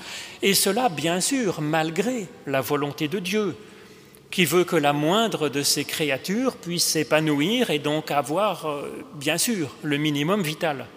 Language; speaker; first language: French; native; French